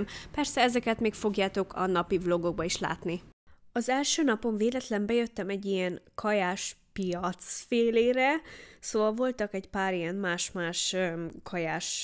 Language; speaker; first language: Hungarian; early bilingual, heritage; Hungarian